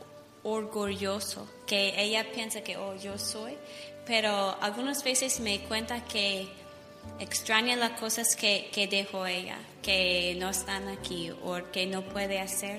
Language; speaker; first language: Spanish; non-native, learner; English